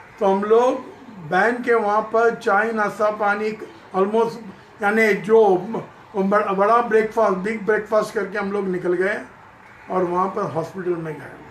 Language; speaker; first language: Hindi; non-native, local second language; Gujarati